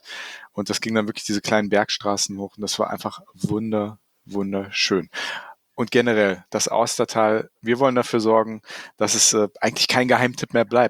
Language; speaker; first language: German; native; German